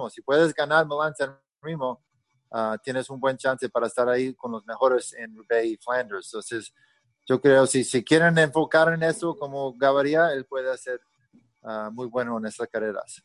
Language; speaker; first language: Spanish; early bilingual, heritage; Spanish